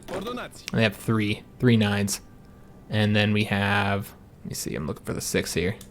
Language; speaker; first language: English; native; English